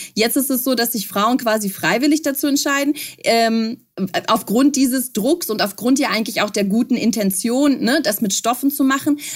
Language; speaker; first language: German; early bilingual, other home language; Russian